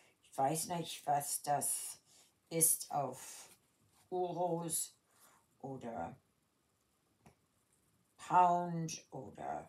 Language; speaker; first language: German; early bilingual, heritage; German